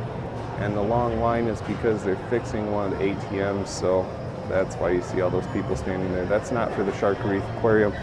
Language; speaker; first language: English; native; English